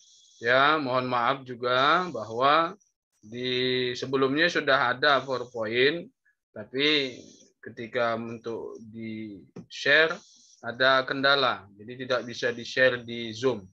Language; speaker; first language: Indonesian; native; Indonesian